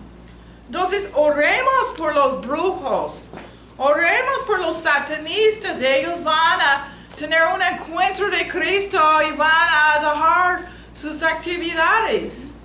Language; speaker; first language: Spanish; non-native, learner; English